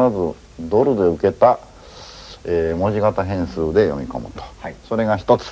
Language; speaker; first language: Japanese; native; Japanese